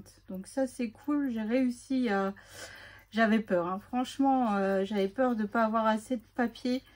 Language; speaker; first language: French; native; French